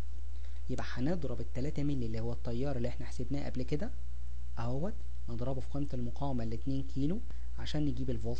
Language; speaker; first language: Arabic; native; Arabic